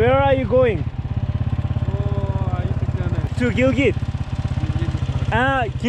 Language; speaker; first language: English; non-native, learner; Korean